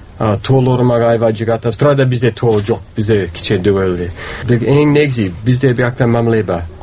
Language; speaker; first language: Kyrgyz; non-native, fluent; English